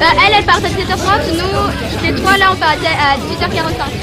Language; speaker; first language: French; native; French